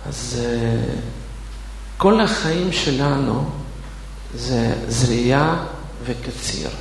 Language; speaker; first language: Hebrew; non-native, fluent; Russian